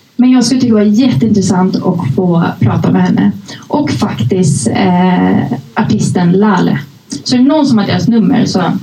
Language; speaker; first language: Swedish; early bilingual, other home language; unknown